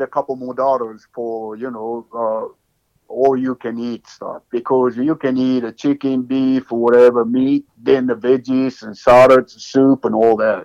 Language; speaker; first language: English; non-native, learner; Japanese